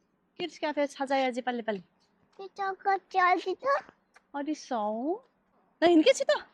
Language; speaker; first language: Korean; non-native, learner; Nepali